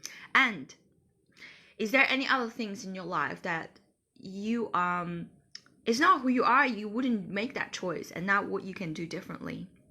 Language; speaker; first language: English; non-native, fluent; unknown